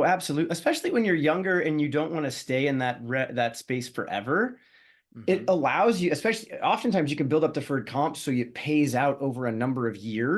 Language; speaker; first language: English; native; English